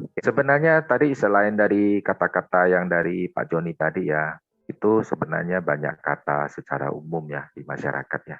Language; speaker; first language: Indonesian; non-native, local second language; Min Nan Chinese